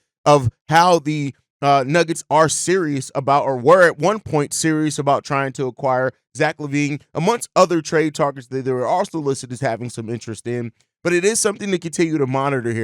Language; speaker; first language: English; native; English